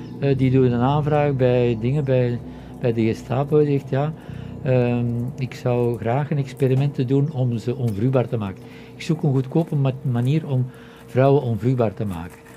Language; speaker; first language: Dutch; native; Dutch